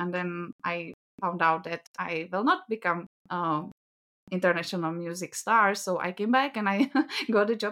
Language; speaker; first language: English; non-native, fluent; Czech